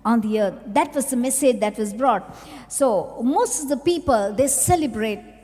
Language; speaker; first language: English; non-native, local second language; Sinhala